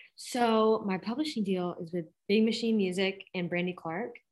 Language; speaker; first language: English; native; English